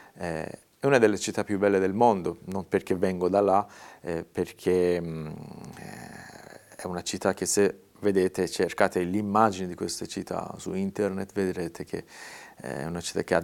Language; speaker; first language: Italian; non-native, fluent; Persian